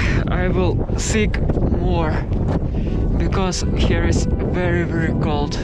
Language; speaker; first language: English; non-native, learner; Russian